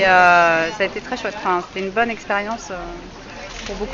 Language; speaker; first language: French; native; French